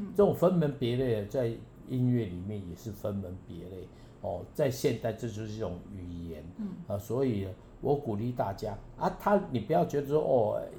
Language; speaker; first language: Chinese; non-native, local second language; Min Nan Chinese